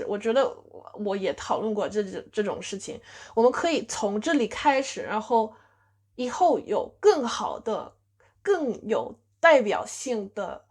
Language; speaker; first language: Chinese; non-native, fluent; English